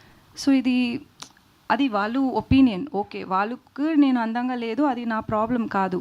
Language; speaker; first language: Telugu; non-native, learner; Tamil